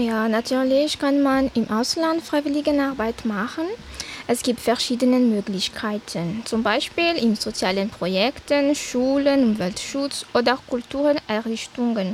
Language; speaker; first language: German; non-native, fluent; Malagasy